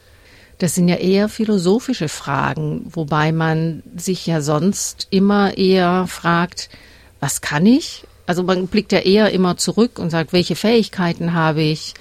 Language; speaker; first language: German; native; German